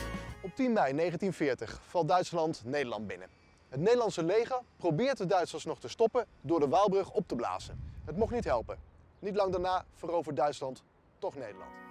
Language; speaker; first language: Dutch; native; Dutch